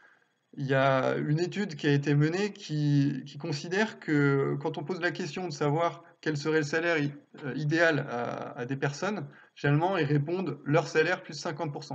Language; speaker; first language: French; native; French